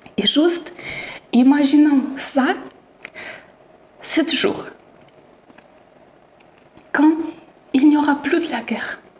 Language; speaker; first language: French; non-native, fluent; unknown